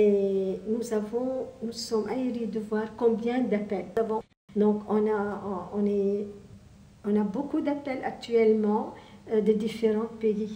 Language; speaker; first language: French; non-native, local second language; Arabic